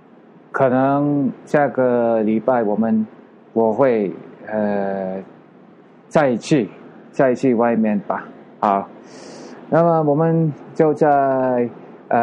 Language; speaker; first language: Chinese; non-native, learner; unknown